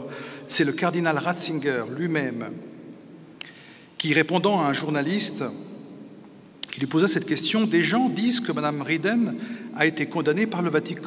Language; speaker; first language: French; native; French